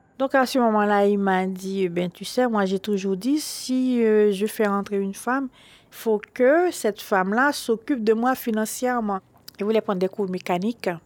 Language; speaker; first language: French; non-native, local second language; Haitian Creole